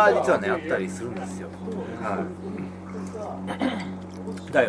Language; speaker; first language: Japanese; native; Japanese